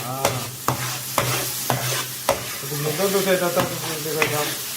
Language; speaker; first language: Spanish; non-native, learner; Chinese